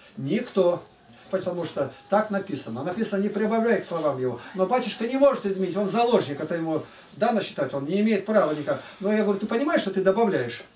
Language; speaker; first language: Russian; native; Russian